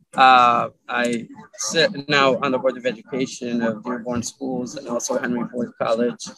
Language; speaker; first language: English; early bilingual, other home language; Arabic